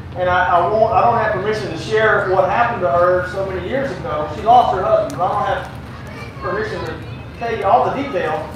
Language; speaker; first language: English; native; English